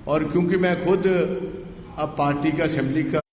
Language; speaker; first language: Hindi; non-native, local second language; Punjabi